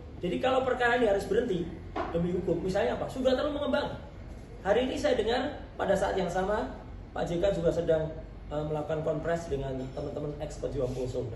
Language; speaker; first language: Indonesian; non-native, local second language; Javanese